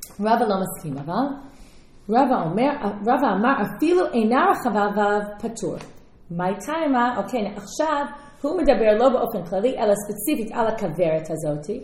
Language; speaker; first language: Hebrew; non-native, fluent; English